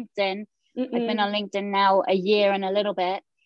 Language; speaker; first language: English; native; English